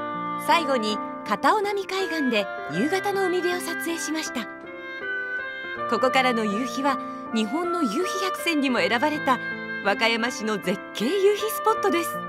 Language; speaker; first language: Japanese; native; Japanese